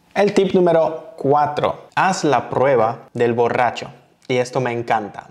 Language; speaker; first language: Spanish; non-native, fluent; Polish